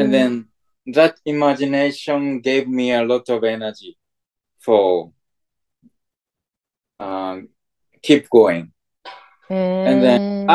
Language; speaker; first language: English; non-native, fluent; Japanese